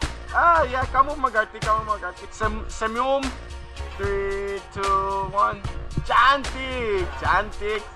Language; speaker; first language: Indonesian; non-native, learner; English